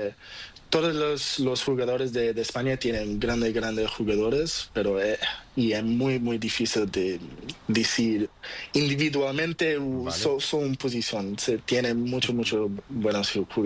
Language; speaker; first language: Spanish; non-native, learner; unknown